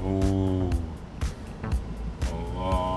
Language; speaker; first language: Arabic; native; Arabic